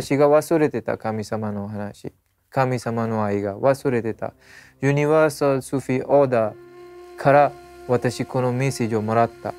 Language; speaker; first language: Japanese; non-native, learner; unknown